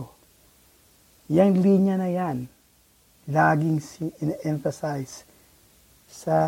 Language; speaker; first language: English; non-native, local second language; Filipino